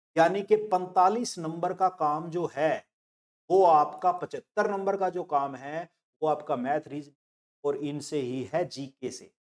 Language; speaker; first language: Hindi; non-native, local second language; Punjabi